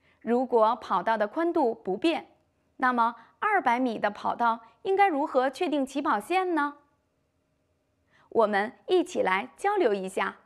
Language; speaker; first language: Chinese; native; Chinese